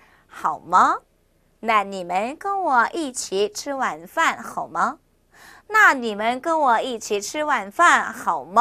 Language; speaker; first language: Chinese; non-native, fluent; Korean